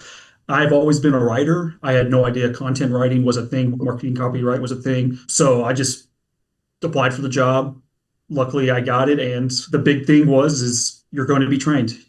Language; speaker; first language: English; native; English